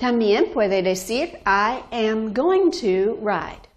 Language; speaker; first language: Spanish; non-native, fluent; English